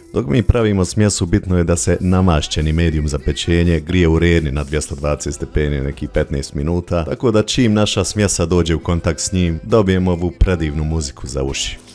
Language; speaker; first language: Bosnian; native; Bosnian